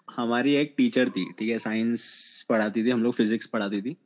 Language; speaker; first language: Hindi; native; Hindi